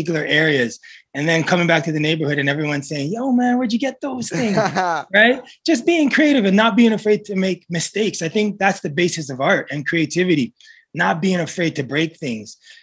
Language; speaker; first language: English; native; English